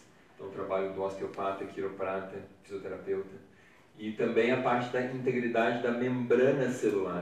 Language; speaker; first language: Portuguese; native; Portuguese